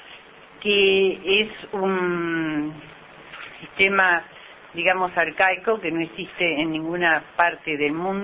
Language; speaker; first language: Spanish; native; Spanish